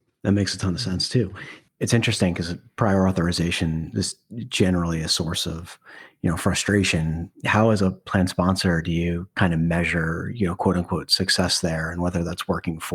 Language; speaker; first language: English; native; English